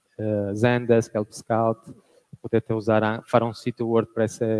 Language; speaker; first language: Italian; non-native, fluent; Portuguese